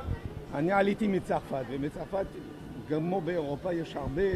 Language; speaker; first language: Hebrew; non-native, fluent; French